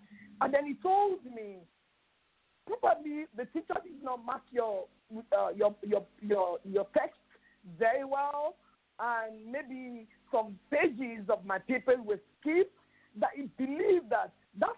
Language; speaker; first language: English; non-native, local second language; Yoruba